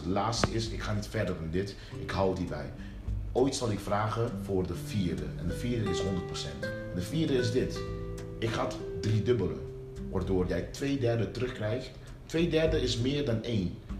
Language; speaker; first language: Dutch; early bilingual, other home language; Papiamento